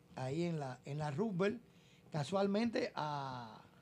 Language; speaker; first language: Spanish; native; Spanish